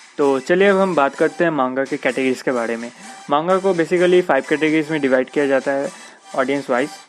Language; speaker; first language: Hindi; non-native, local second language; Bangla